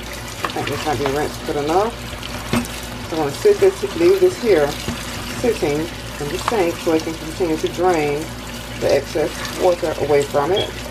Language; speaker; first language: English; native; English